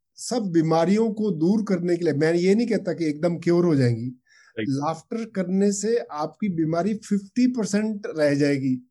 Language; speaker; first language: Hindi; non-native, local second language; Punjabi